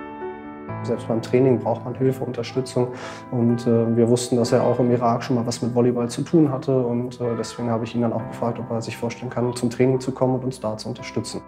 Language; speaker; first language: German; native; German